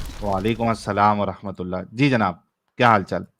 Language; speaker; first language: Hindi; native; Hindi